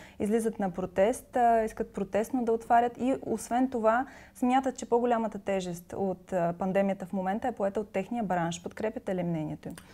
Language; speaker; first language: Bulgarian; native; Bulgarian